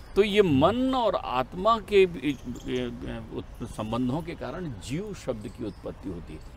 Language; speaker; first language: Hindi; native; Hindi